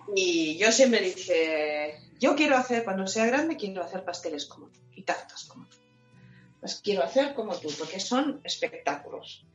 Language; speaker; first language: Spanish; non-native, fluent; German